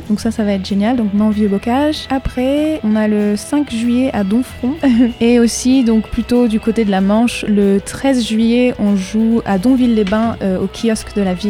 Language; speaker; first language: French; native; French